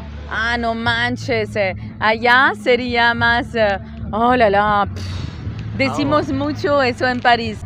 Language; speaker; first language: Spanish; native; Spanish